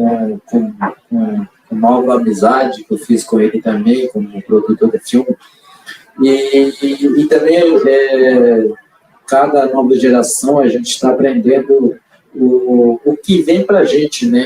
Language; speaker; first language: Portuguese; non-native, local second language; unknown